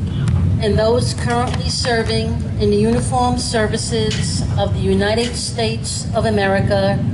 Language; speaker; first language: English; native; English